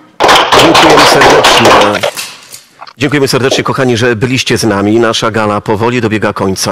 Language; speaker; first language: Polish; native; Polish